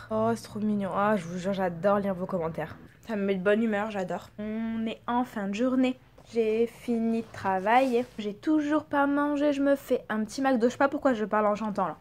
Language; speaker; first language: French; native; French